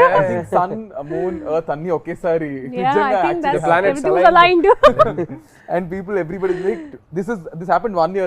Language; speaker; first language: Telugu; native; Telugu